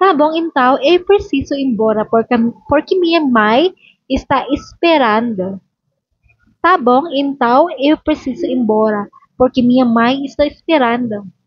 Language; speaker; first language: Portuguese; non-native, learner; Filipino